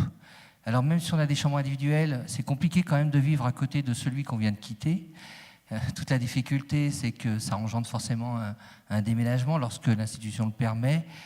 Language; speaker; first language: French; native; French